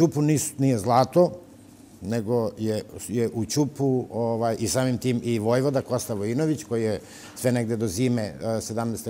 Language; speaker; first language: Serbian; native; Serbian